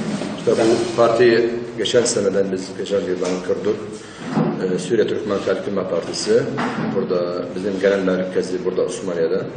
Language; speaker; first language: Turkish; early bilingual, heritage; Turkish